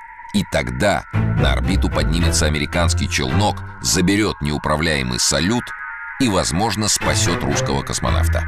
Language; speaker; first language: Russian; native; Russian